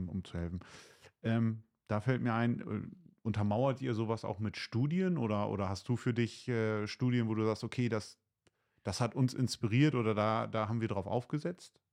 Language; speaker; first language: German; native; German